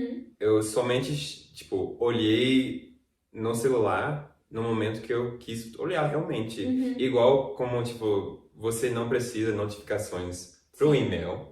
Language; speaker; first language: Portuguese; non-native, fluent; English